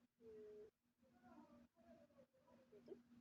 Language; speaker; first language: French; non-native, learner; Spanish